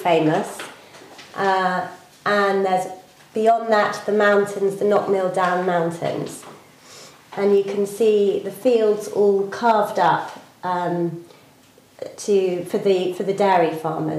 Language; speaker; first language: English; native; English